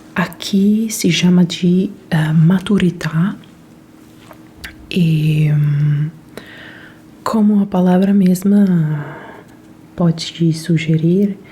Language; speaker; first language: Portuguese; non-native, fluent; Italian